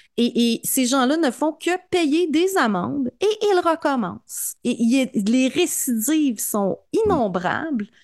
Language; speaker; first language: French; native; French